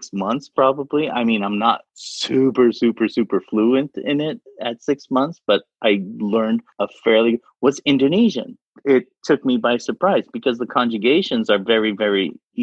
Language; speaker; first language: English; non-native, fluent; Arabic